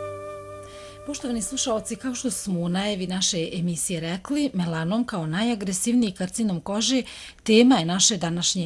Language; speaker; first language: Croatian; native; Croatian